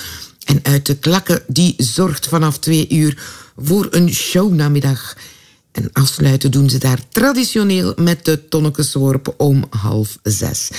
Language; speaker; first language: Dutch; native; Dutch